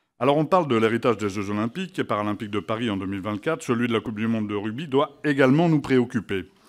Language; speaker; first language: French; native; French